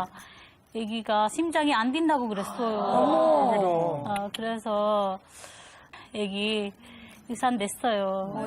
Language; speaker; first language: Korean; non-native, learner; Nepali